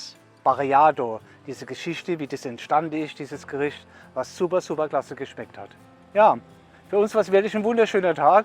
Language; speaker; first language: German; native; German